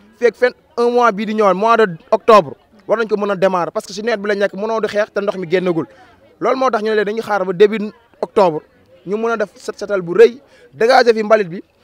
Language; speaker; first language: Wolof; native; Wolof